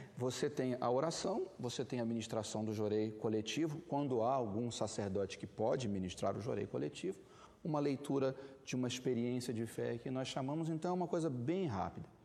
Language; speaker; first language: Portuguese; native; Portuguese